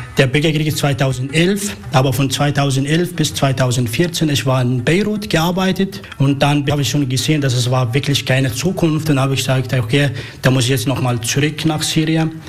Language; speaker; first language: German; non-native, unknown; Arabic